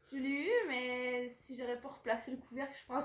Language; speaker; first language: French; native; French